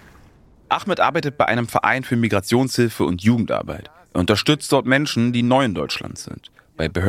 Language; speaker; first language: German; native; German